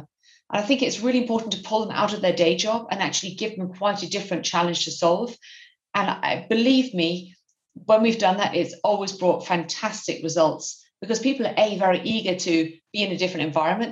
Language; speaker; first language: English; native; English